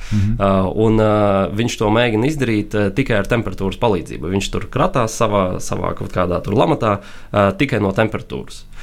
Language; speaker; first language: Latvian; non-native, local second language; Russian